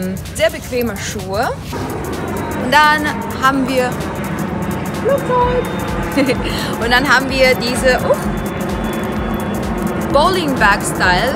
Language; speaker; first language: German; non-native, fluent; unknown